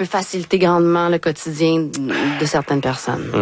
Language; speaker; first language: French; native; French